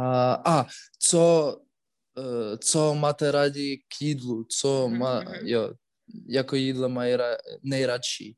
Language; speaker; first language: Czech; non-native, learner; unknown